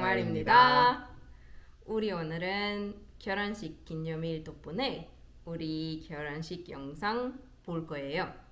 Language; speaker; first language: Korean; non-native, learner; German